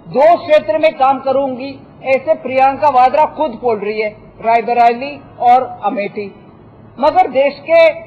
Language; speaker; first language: Hindi; non-native, local second language; Tamil